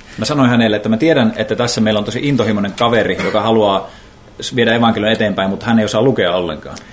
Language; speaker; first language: Finnish; native; Finnish